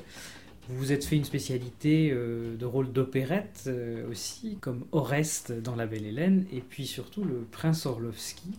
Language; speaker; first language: French; native; French